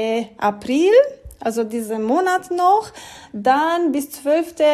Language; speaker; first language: German; non-native, learner; Romanian